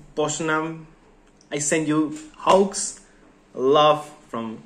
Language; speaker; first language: Serbian; non-native, learner; Spanish